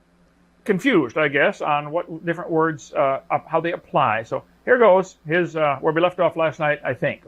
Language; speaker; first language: English; native; English